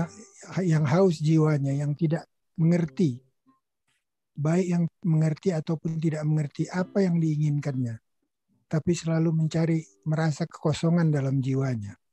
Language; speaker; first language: Indonesian; native; Indonesian